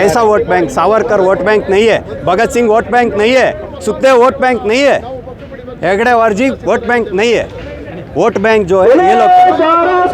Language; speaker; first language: Hindi; non-native, local second language; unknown